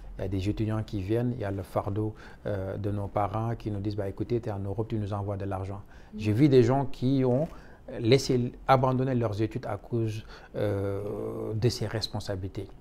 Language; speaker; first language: French; non-native, local second language; Wolof